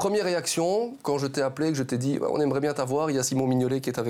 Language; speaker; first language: French; native; French